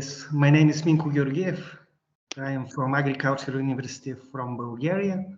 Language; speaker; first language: English; non-native, learner; Bulgarian